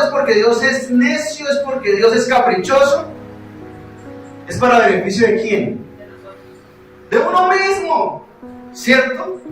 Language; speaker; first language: Spanish; native; Spanish